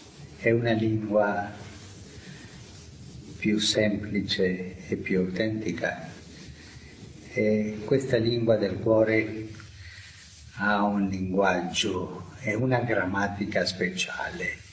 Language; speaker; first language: Italian; early bilingual, heritage; Italian